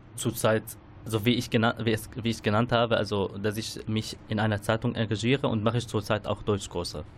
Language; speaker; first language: German; non-native, learner; Arabic